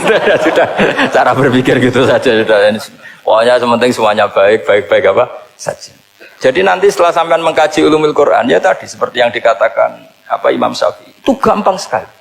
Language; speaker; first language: Indonesian; non-native, local second language; Javanese